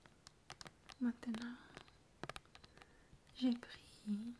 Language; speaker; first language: French; non-native, fluent; Russian